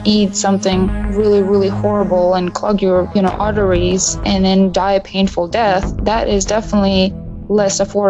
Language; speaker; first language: English; non-native, fluent; Russian